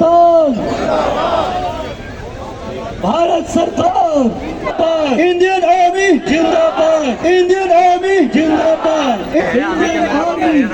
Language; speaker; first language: Hindi; non-native, local second language; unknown